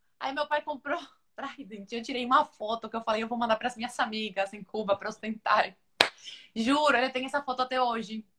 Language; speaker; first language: Portuguese; non-native, fluent; Spanish